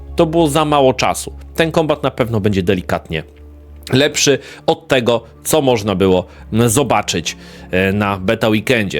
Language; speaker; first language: Polish; native; Polish